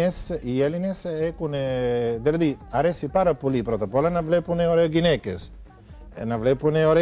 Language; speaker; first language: Greek; non-native, learner; Italian